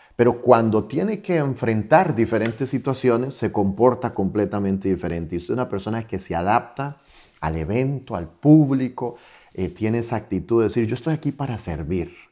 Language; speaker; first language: Spanish; native; Spanish